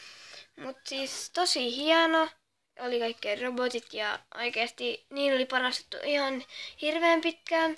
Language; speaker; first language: Finnish; native; Finnish